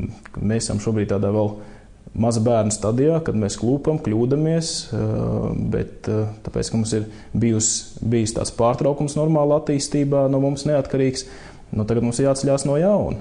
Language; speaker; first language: Latvian; native; Latvian